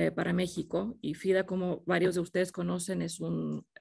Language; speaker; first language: Spanish; non-native, fluent; Finnish